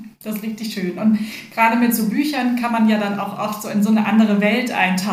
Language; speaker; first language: German; native; German